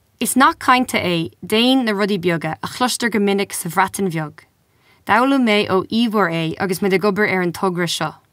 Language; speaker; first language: Irish; non-native, local second language; English